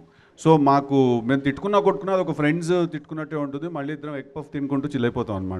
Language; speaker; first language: Telugu; native; Telugu